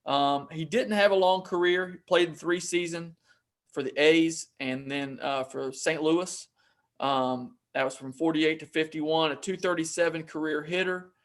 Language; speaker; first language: English; native; English